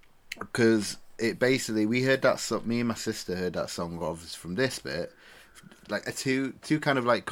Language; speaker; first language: English; native; English